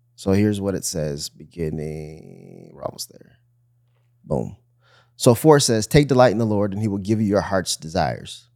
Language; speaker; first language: English; native; English